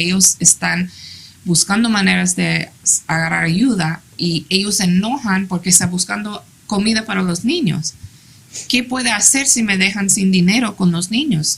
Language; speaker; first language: Spanish; early bilingual, heritage; English